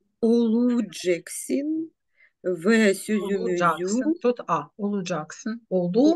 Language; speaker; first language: Turkish; non-native, fluent; Ukrainian